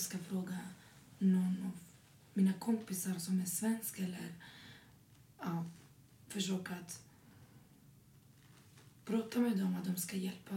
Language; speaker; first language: Swedish; non-native, learner; Arabic